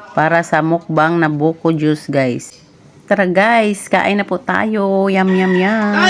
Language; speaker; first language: Filipino; non-native, local second language; Cebuano